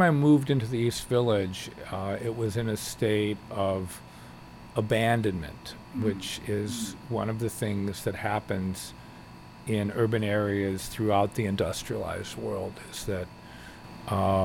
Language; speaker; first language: English; native; English